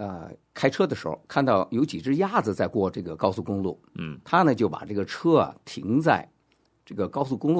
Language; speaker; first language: Chinese; native; Chinese